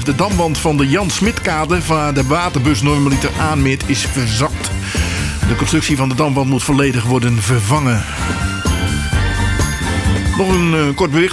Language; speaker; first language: Dutch; native; Dutch